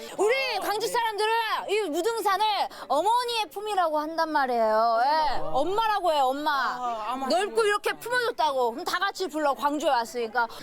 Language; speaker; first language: Korean; native; Korean